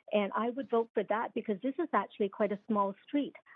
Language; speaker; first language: English; non-native, local second language; Cantonese